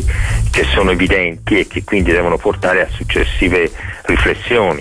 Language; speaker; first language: Italian; native; Italian